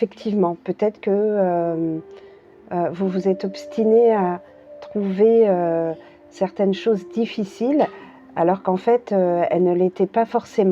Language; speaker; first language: French; native; French